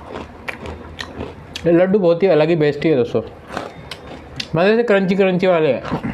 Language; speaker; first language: Hindi; non-native, local second language; Marathi